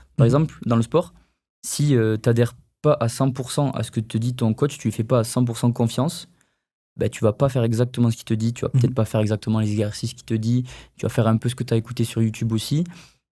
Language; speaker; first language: French; native; French